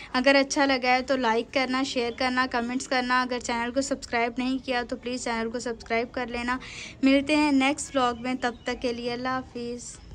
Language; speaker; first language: Urdu; native; Urdu